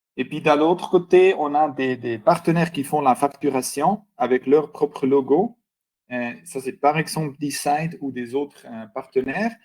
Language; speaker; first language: French; non-native, local second language; German